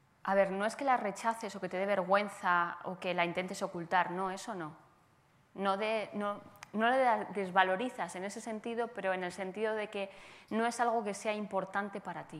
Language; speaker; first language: Spanish; native; Spanish